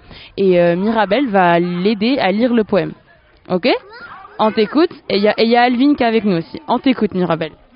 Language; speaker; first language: French; native; French